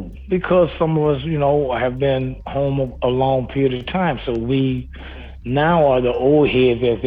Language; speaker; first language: English; native; English